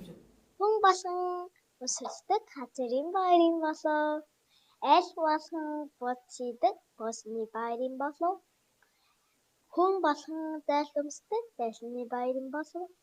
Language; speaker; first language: Mongolian; early bilingual, heritage; Mongolian